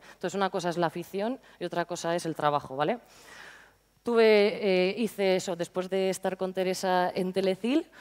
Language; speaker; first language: Spanish; native; Spanish